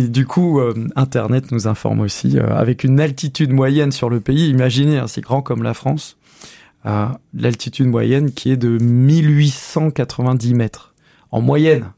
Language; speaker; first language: French; native; French